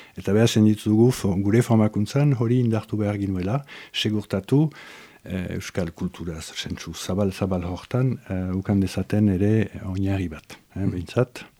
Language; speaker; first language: Basque; native; Basque